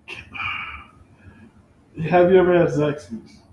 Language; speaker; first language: English; native; English